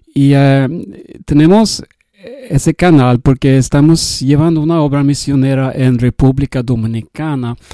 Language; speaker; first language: Spanish; non-native, learner; Swedish